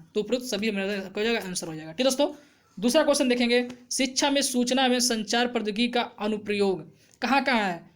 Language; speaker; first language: Hindi; native; Hindi